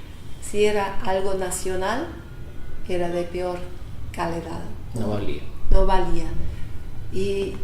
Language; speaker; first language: Spanish; non-native, fluent; English